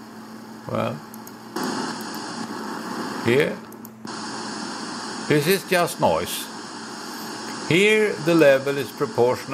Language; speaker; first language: English; non-native, fluent; Swedish